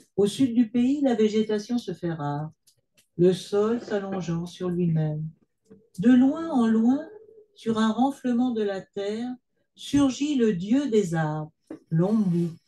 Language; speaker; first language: French; native; French